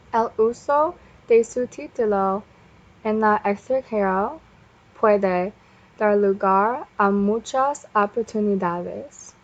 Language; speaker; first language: Spanish; non-native, learner; English